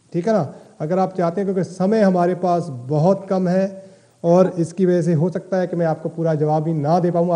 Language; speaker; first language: Hindi; native; Hindi